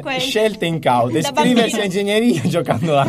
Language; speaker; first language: Italian; native; Italian